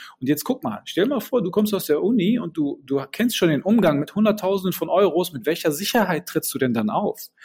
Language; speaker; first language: German; early bilingual, other home language; Bosnian